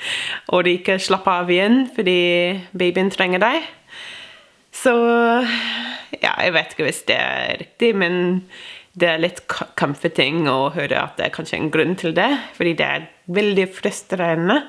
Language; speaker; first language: Norwegian; non-native, fluent; English